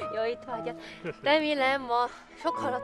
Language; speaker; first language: Hungarian; non-native, learner; Korean